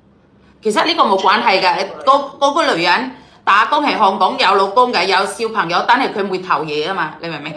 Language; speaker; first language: Cantonese; non-native, fluent; Indonesian